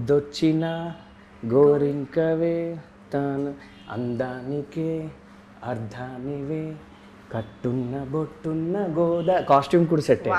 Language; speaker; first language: Telugu; native; Telugu